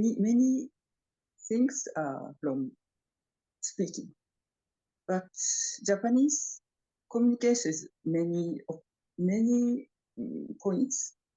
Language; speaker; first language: English; non-native, fluent; Japanese